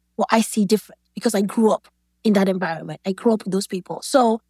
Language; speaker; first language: English; non-native, local second language; Yoruba